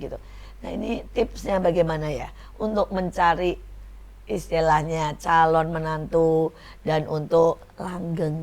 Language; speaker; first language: Indonesian; native; Indonesian